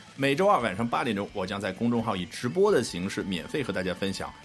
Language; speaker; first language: Chinese; native; Chinese